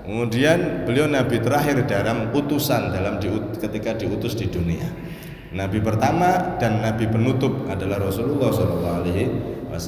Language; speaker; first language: Indonesian; non-native, local second language; Javanese